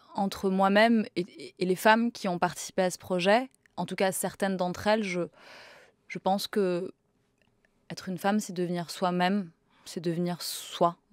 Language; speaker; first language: French; native; French